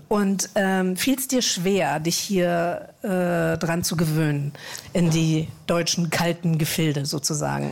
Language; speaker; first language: German; native; German